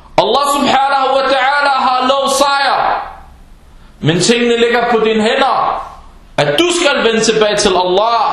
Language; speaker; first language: Danish; non-native, fluent; Arabic